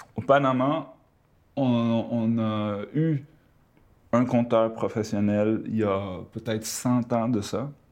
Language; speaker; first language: French; early bilingual, other home language; Spanish